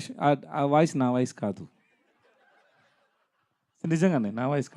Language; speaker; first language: Telugu; non-native, learner; Tamil